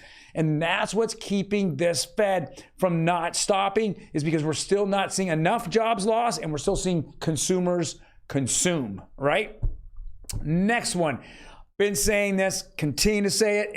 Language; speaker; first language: English; native; English